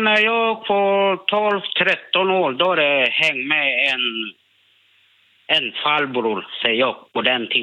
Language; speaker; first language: Swedish; non-native, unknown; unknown